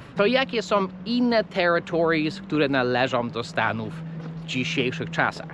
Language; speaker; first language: Polish; non-native, fluent; English